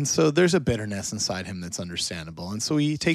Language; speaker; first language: English; native; English